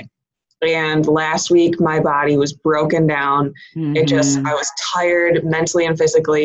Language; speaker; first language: English; native; English